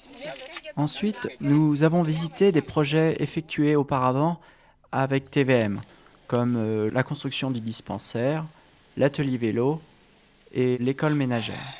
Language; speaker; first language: French; native; French